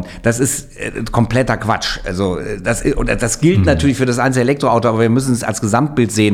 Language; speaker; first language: German; native; German